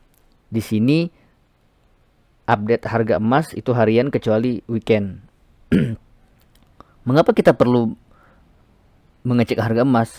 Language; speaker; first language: Indonesian; native; Indonesian